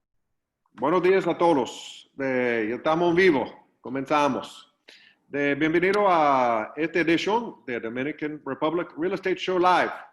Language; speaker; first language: Spanish; non-native, fluent; English